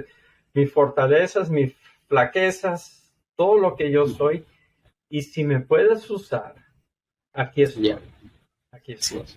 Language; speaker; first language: Spanish; non-native, fluent; English